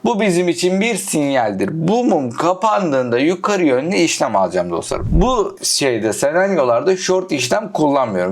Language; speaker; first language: Turkish; native; Turkish